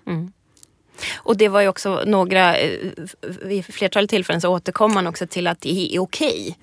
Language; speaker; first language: Swedish; native; Swedish